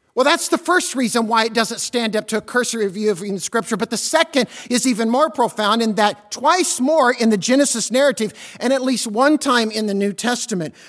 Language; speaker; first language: English; native; English